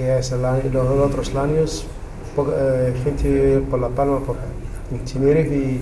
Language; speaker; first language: Spanish; non-native, learner; Arabic